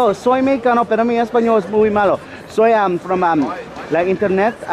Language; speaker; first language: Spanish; early bilingual, heritage; English